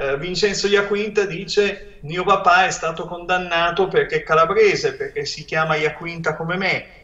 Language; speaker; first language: Italian; native; Italian